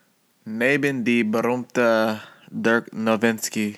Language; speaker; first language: German; non-native, learner; English